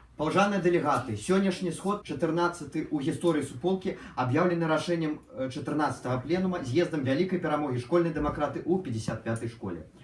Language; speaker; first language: Belarusian; non-native, local second language; Russian